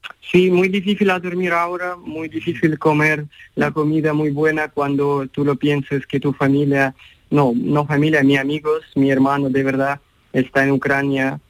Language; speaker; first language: Spanish; non-native, learner; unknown